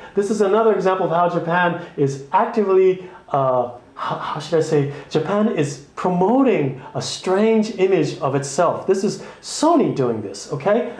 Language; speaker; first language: English; native; English